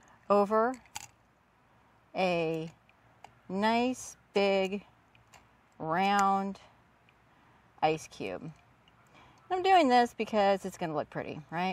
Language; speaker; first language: English; native; English